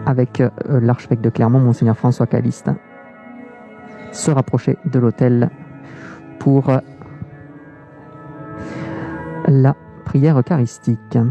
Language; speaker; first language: French; native; French